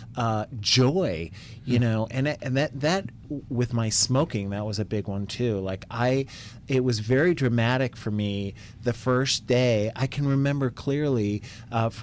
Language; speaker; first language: English; native; English